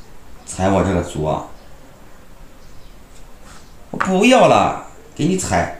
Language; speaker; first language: Chinese; native; Chinese